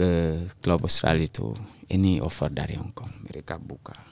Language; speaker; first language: Indonesian; non-native, local second language; French